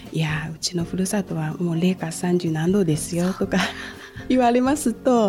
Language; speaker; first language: Japanese; non-native, fluent; Chinese